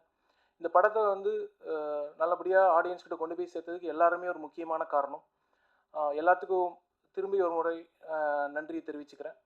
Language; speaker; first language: Tamil; native; Tamil